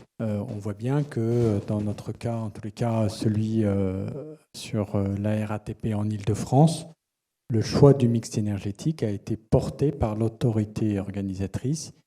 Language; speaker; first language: French; native; French